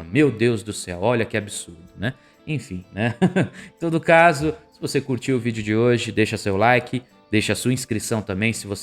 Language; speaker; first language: Portuguese; native; Portuguese